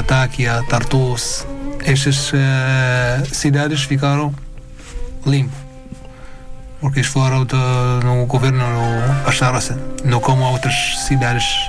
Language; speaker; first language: Portuguese; non-native, learner; Arabic